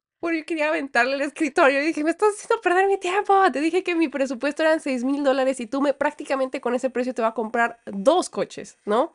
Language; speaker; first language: Spanish; native; Spanish